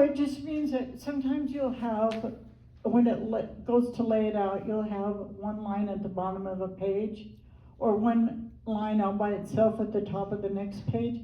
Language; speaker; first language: English; native; English